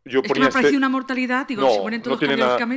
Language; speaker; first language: Spanish; native; Spanish